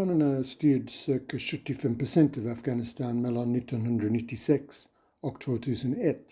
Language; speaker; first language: Swedish; non-native, fluent; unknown